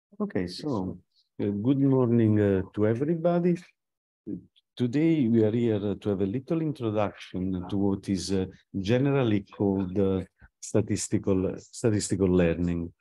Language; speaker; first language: English; non-native, fluent; Italian